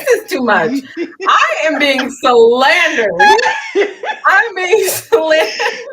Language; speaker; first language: English; native; English